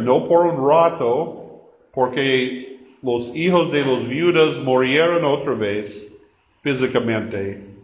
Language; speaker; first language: Spanish; non-native, learner; English